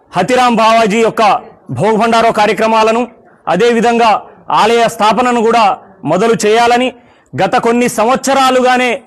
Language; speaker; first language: Telugu; non-native, local second language; Lambadi